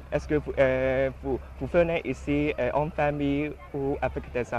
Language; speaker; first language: French; non-native, learner; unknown